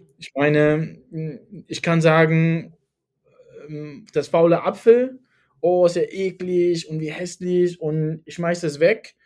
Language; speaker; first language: German; early bilingual, other home language; Kurdish